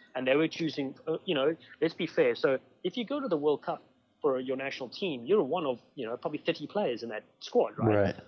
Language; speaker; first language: English; native; English